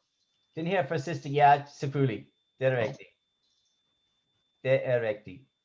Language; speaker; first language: Danish; non-native, fluent; English